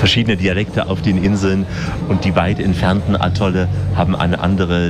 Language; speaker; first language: German; native; German